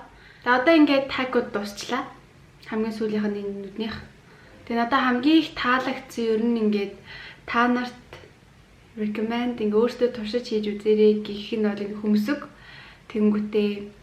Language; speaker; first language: Mongolian; native; Mongolian